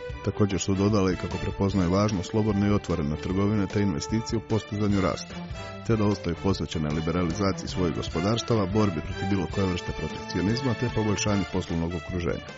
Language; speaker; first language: Croatian; native; Croatian